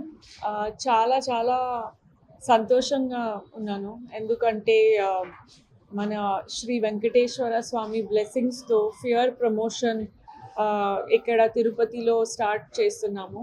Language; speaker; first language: Telugu; non-native, local second language; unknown